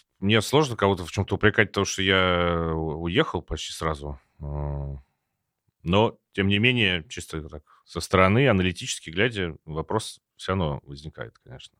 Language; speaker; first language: Russian; native; Russian